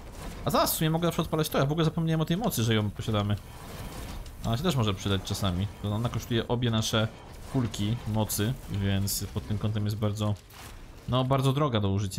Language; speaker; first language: Polish; native; Polish